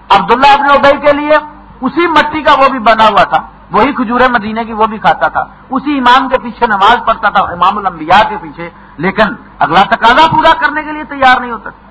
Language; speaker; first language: Urdu; non-native, local second language; Punjabi